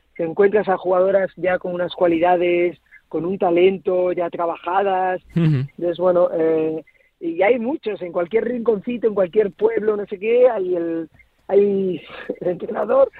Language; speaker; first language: Spanish; native; Spanish